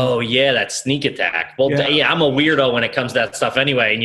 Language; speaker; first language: English; native; English